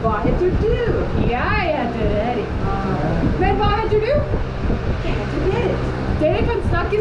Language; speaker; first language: Norwegian; non-native, fluent; English